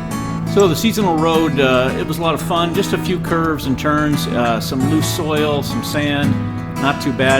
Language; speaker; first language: English; native; English